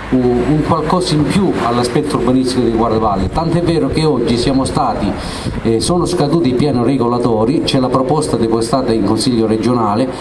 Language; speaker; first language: Italian; native; Italian